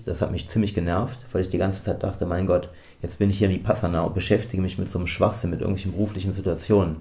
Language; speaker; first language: German; native; German